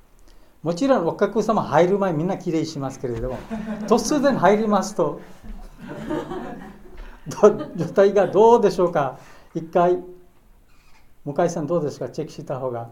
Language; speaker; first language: Japanese; non-native, learner; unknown